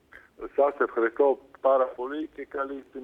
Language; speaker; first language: Greek; non-native, fluent; Serbian